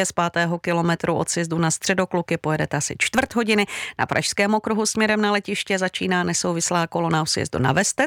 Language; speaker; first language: Czech; native; Czech